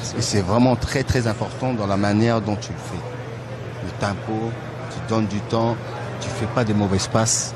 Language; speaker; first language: French; native; French